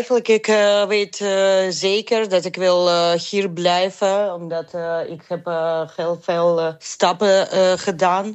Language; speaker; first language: Dutch; non-native, learner; Ukrainian